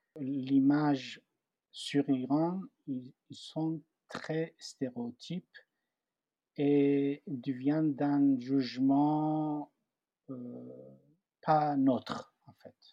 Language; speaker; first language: French; non-native, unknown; Persian